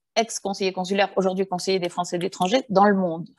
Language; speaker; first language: French; early bilingual, heritage; Spanish